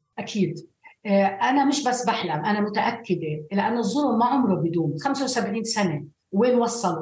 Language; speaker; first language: Arabic; native; Arabic